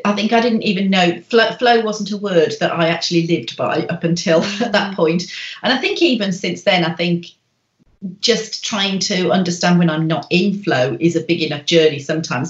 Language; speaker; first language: English; native; English